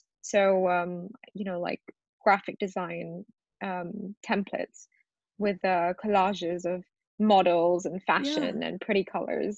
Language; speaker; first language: English; early bilingual, other home language; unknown